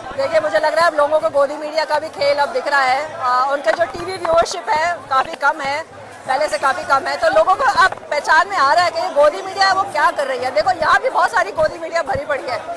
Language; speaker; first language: Hindi; native; Hindi